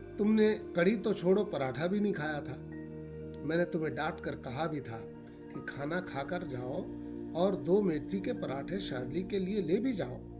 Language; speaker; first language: Hindi; native; Hindi